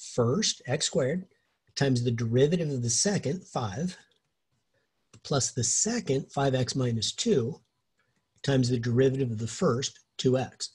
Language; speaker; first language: English; native; English